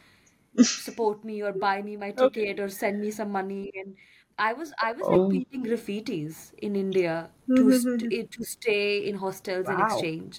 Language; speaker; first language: English; non-native, local second language; Hindi